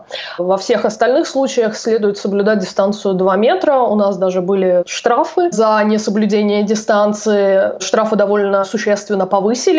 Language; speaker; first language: Russian; native; Russian